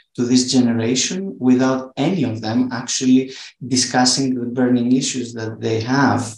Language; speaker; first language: English; non-native, fluent; Greek